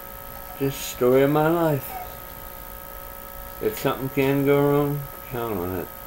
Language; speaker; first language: English; native; English